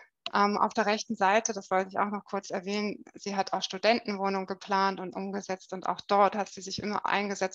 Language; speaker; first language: German; native; German